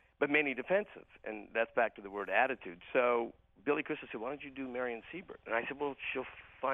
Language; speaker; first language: English; native; English